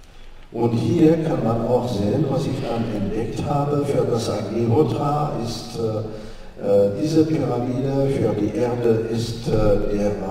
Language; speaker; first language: German; non-native, fluent; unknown